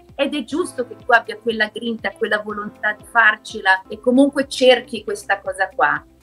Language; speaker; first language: Italian; non-native, fluent; German